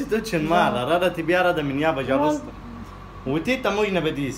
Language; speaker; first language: Russian; non-native, learner; Arabic